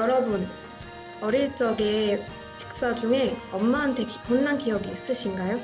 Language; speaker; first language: Korean; non-native, fluent; Arabic